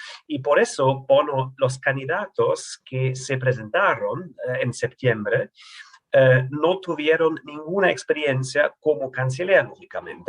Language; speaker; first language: Spanish; non-native, fluent; German